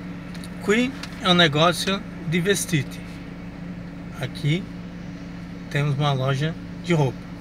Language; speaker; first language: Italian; non-native, learner; Portuguese